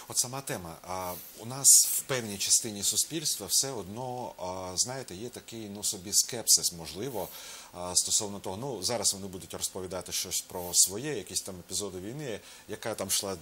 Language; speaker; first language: Ukrainian; native; Ukrainian